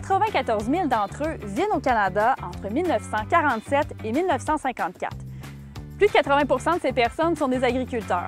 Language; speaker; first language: French; native; French